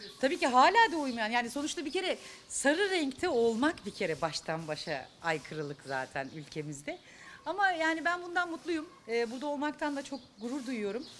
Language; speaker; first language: Turkish; native; Turkish